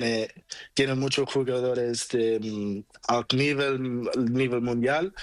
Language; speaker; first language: Spanish; non-native, learner; Portuguese